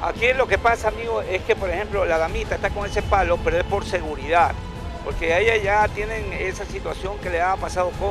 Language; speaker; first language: Spanish; native; Spanish